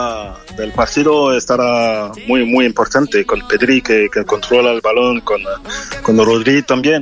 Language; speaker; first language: Spanish; non-native, fluent; French